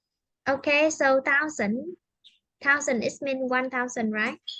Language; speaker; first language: English; non-native, fluent; Vietnamese